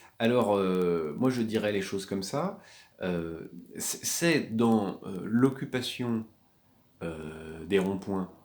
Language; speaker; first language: French; native; French